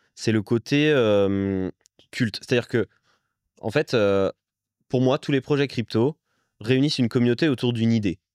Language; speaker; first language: French; native; French